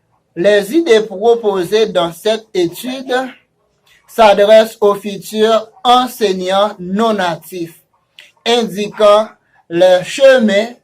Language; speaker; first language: French; non-native, fluent; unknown